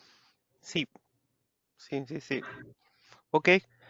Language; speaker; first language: Portuguese; non-native, fluent; Spanish